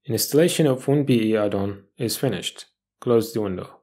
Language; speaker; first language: English; non-native, fluent; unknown